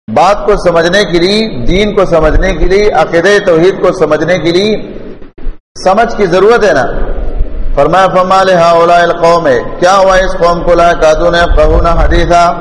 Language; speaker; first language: Urdu; non-native, local second language; Pashto